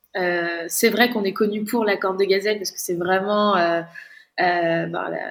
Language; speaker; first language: French; native; French